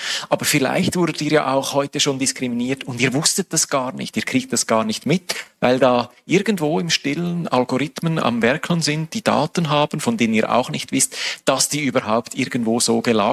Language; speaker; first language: German; native; German